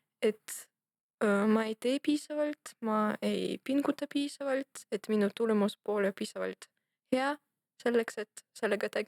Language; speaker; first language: Estonian; non-native, local second language; Russian